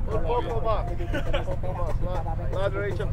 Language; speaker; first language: Spanish; non-native, learner; English